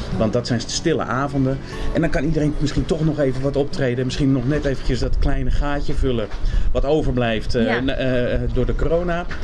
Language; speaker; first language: Dutch; native; Dutch